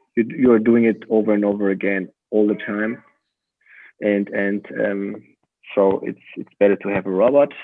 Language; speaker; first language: English; non-native, fluent; German